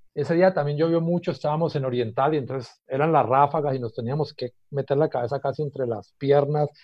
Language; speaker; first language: Spanish; native; Spanish